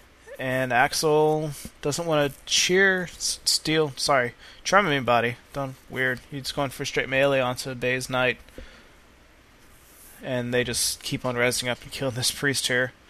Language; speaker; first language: English; native; English